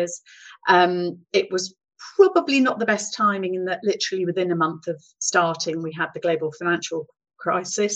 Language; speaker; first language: English; native; English